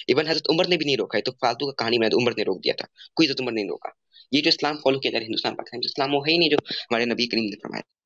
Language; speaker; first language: Hindi; native; Hindi